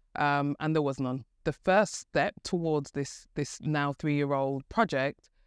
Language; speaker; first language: English; native; English